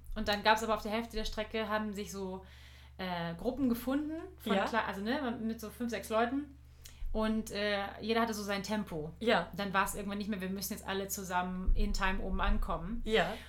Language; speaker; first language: German; native; German